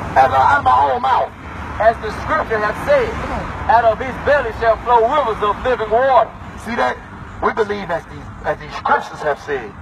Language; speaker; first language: English; native; English